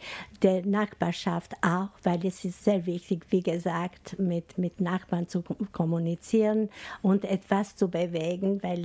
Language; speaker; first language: German; non-native, learner; Albanian